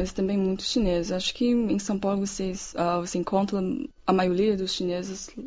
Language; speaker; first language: Portuguese; non-native, fluent; Chinese